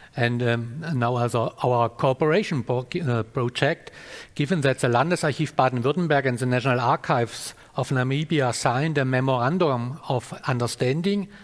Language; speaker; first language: English; non-native, fluent; German